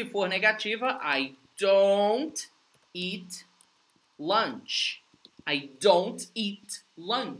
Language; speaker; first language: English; non-native, fluent; Portuguese